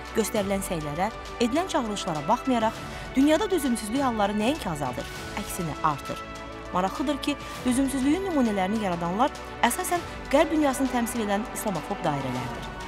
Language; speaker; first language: Azerbaijani; native; Azerbaijani